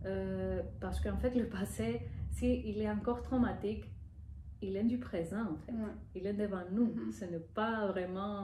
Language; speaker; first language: French; non-native, fluent; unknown